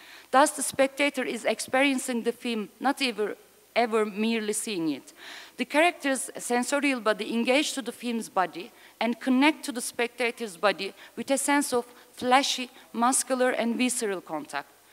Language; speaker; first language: English; non-native, fluent; Turkish